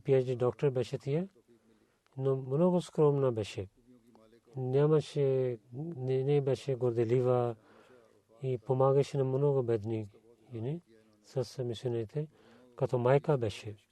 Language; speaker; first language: Bulgarian; non-native, learner; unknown